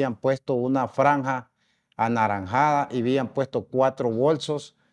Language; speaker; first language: Spanish; native; Spanish